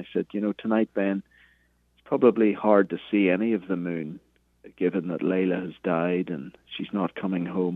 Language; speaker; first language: English; native; English